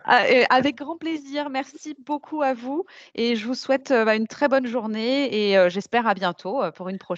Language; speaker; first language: French; native; French